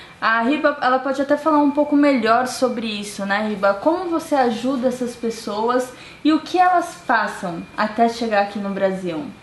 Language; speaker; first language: Portuguese; native; Portuguese